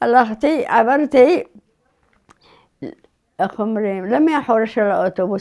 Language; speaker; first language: Hebrew; early bilingual, other home language; Arabic